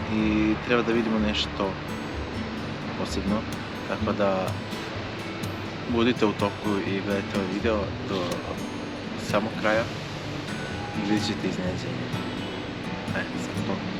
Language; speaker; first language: Bosnian; native; Bosnian